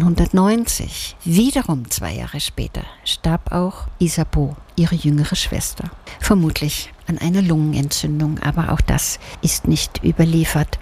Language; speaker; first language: German; native; German